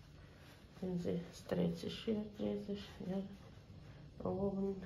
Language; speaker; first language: German; non-native, fluent; Bosnian